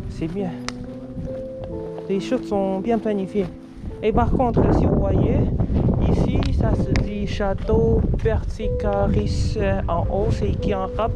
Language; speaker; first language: French; non-native, fluent; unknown